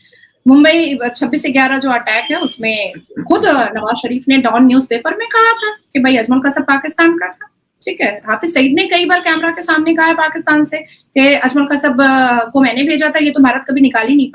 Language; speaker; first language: Hindi; native; Hindi